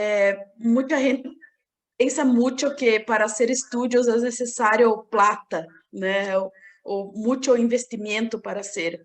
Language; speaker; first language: Spanish; non-native, learner; Portuguese